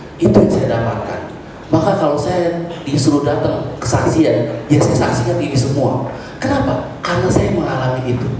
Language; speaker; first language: Indonesian; native; Indonesian